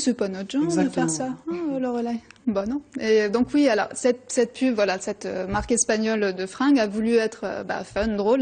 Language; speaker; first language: French; native; French